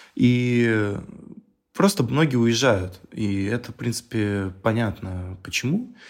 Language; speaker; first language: Russian; native; Russian